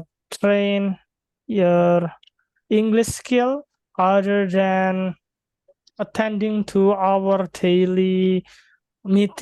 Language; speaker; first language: English; non-native, fluent; Indonesian